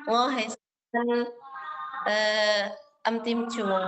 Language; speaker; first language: Cantonese; non-native, learner; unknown